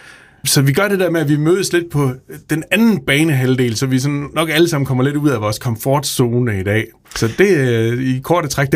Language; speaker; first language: Danish; native; Danish